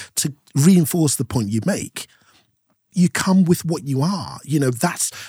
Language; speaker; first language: English; non-native, local second language; Yoruba